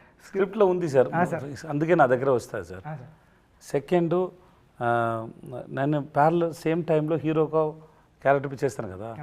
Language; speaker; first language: Telugu; non-native, learner; Tamil